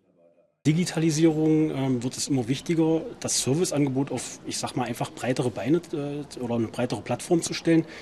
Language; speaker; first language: German; native; German